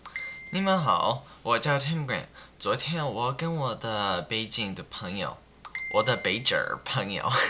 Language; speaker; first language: Chinese; non-native, learner; English